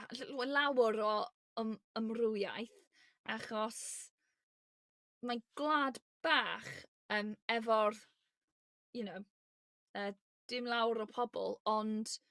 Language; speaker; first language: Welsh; non-native, learner; English